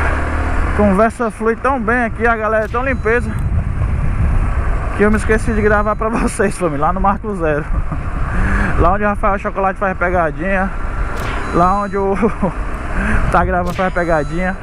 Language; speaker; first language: Portuguese; native; Portuguese